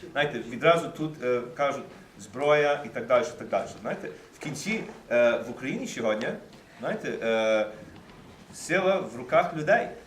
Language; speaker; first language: Ukrainian; early bilingual, heritage; Ukrainian